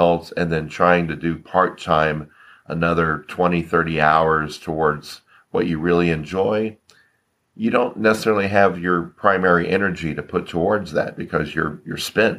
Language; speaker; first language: English; native; English